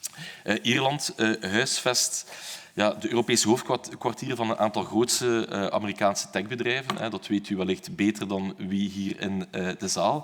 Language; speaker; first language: Dutch; native; Dutch